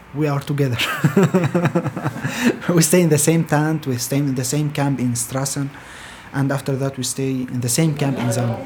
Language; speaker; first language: English; non-native, fluent; Arabic